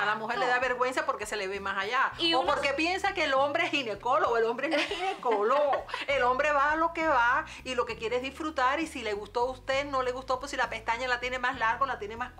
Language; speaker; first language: Spanish; native; Spanish